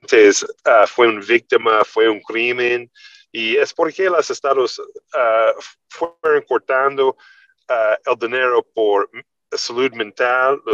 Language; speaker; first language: Spanish; non-native, learner; English